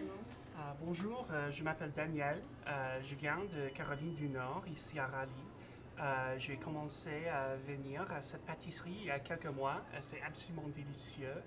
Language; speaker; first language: French; non-native, fluent; English